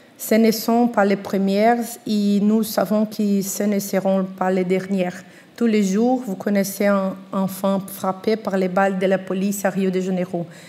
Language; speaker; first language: French; non-native, fluent; Portuguese